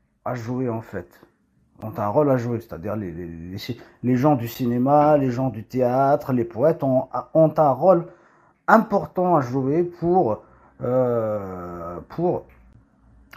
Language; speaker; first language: French; non-native, local second language; Kabyle